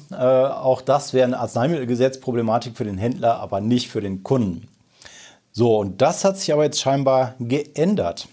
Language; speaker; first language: German; native; German